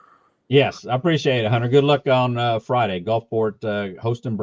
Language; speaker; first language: English; native; English